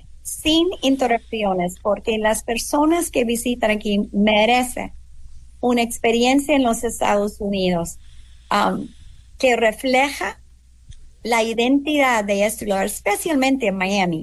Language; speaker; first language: Spanish; non-native, fluent; English